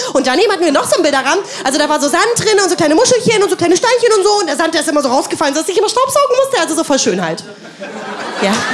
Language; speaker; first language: German; native; German